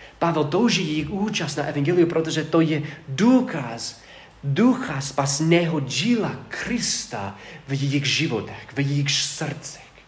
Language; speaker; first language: Czech; non-native, fluent; English